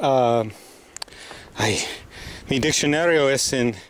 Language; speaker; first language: Spanish; non-native, learner; English